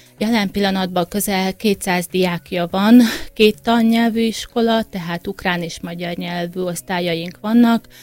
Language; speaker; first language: Hungarian; native; Hungarian